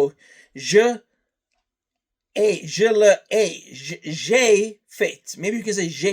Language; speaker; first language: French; non-native, learner; English